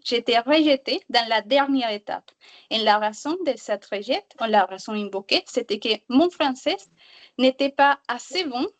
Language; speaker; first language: French; non-native, learner; Spanish